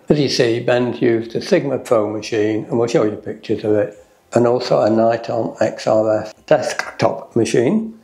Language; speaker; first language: English; native; English